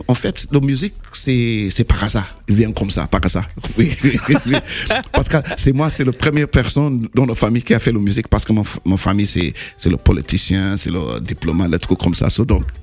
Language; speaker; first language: French; non-native, learner; English